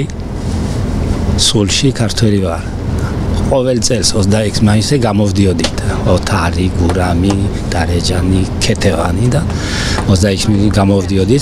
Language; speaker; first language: Georgian; early bilingual, heritage; Georgian